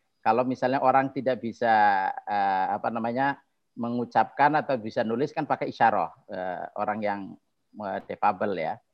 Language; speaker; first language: Indonesian; non-native, local second language; Javanese